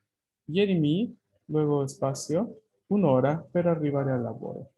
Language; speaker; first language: Italian; non-native, fluent; Spanish